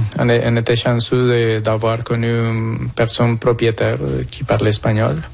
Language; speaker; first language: French; non-native, fluent; Spanish